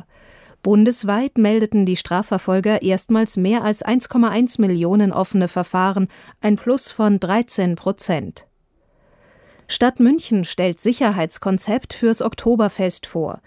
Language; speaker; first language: German; native; German